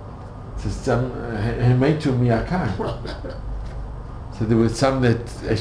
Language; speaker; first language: Hebrew; non-native, fluent; English